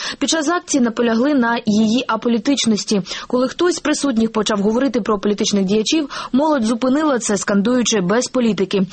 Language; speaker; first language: Ukrainian; native; Ukrainian